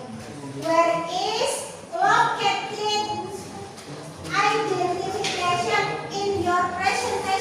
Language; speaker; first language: English; non-native, learner; Indonesian